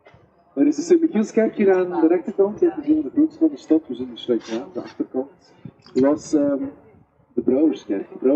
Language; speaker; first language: Dutch; native; Dutch